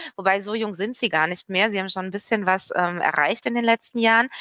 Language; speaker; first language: German; native; German